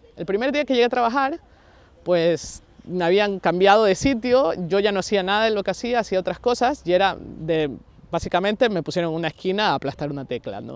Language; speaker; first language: Spanish; native; Spanish